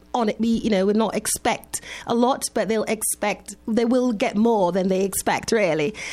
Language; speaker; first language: English; native; English